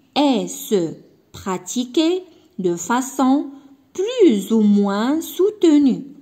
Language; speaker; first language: French; non-native, local second language; Arabic